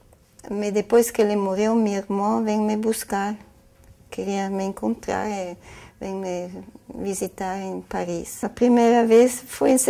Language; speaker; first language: Portuguese; non-native, fluent; German